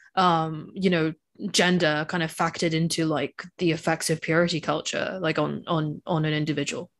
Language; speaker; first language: English; non-native, local second language; Cantonese